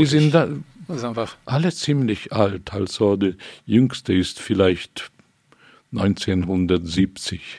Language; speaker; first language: German; non-native, fluent; Hungarian